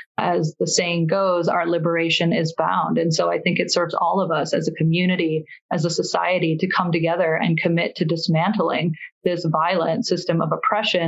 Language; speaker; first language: English; early bilingual, other home language; Persian